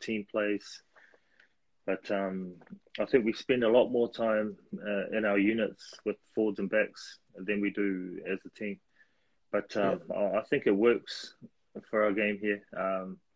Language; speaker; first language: English; native; English